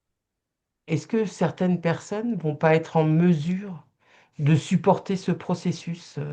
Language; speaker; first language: French; native; French